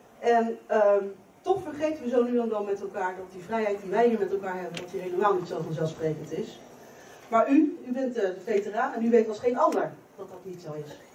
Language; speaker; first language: Dutch; native; Dutch